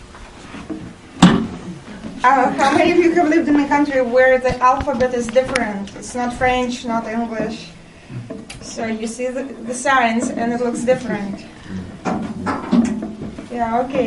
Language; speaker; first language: English; non-native, fluent; Russian